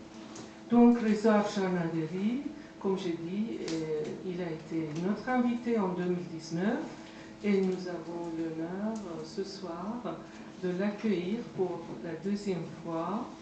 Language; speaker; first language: French; non-native, fluent; Persian